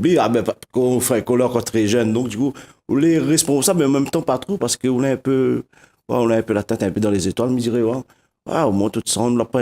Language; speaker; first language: French; non-native, local second language; Réunion Creole French